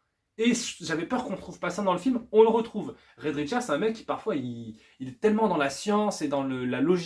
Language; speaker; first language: French; native; French